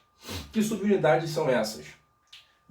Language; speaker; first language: Portuguese; native; Portuguese